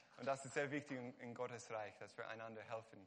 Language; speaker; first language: German; non-native, fluent; Hungarian